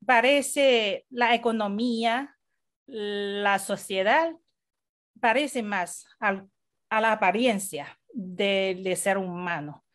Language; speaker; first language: Spanish; non-native, fluent; Chinese